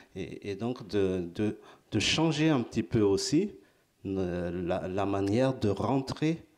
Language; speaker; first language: French; non-native, local second language; Malagasy